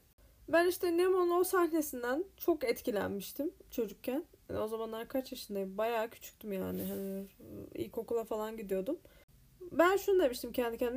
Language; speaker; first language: Turkish; native; Turkish